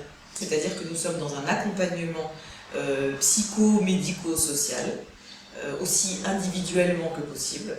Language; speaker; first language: French; native; French